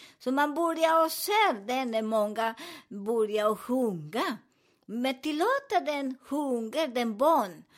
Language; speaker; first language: Swedish; non-native, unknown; Spanish